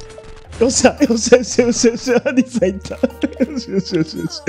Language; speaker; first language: Japanese; native; Japanese